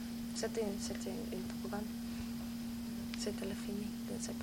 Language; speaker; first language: French; non-native, learner; Dutch